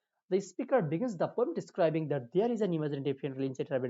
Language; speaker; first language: English; non-native, local second language; Bangla